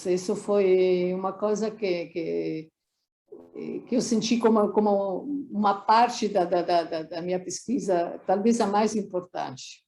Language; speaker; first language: Portuguese; non-native, fluent; Italian